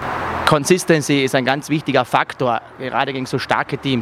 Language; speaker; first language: German; native; German